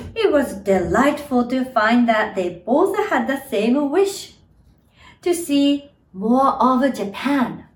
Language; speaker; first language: English; non-native, fluent; Japanese